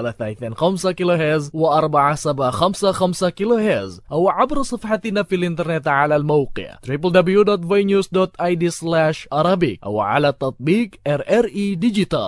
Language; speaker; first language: Arabic; non-native, fluent; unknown